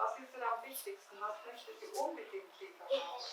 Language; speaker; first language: German; native; German